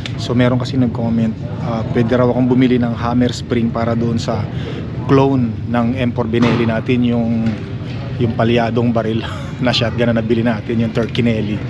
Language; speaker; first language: Filipino; native; Filipino